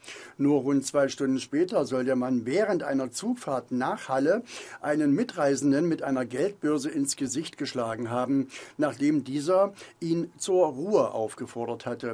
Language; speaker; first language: German; native; German